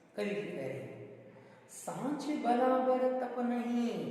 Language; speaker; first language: Hindi; non-native, local second language; Kannada